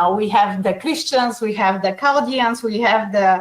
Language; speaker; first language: English; non-native, fluent; Bulgarian